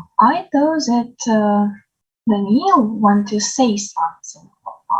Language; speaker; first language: English; non-native, learner; Ukrainian